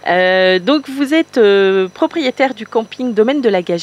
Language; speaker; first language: French; native; French